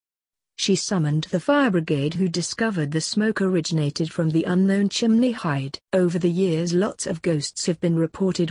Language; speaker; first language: English; native; English